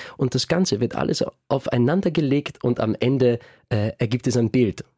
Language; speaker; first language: German; native; German